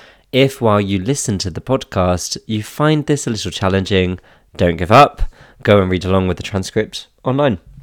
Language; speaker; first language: English; native; English